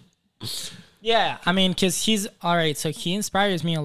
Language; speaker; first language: English; non-native, fluent; Spanish